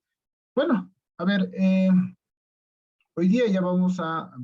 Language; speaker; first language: Spanish; native; Spanish